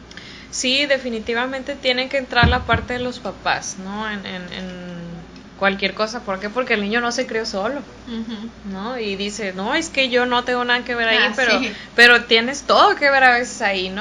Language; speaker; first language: Spanish; native; Spanish